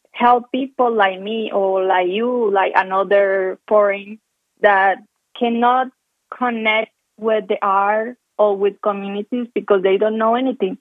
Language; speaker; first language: English; non-native, fluent; Spanish